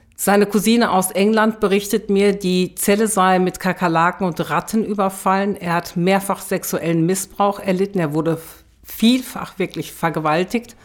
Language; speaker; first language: German; early bilingual, other home language; Turkish